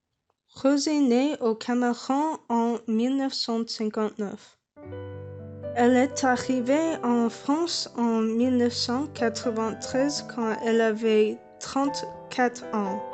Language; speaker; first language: French; non-native, learner; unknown